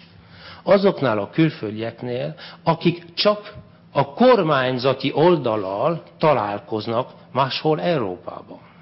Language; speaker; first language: Hungarian; non-native, fluent; French